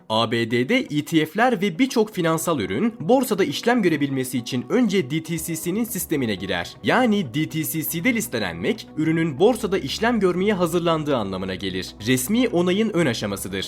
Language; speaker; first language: Turkish; native; Turkish